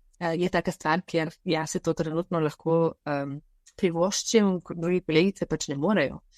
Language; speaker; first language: Slovenian; non-native, fluent; Bulgarian